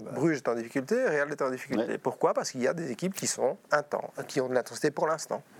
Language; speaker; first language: French; native; French